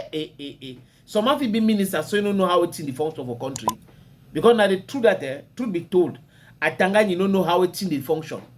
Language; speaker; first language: Nigerian Pidgin; native; Nigerian Pidgin